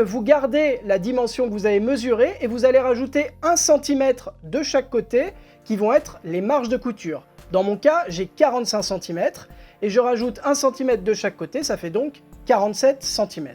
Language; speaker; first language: French; native; French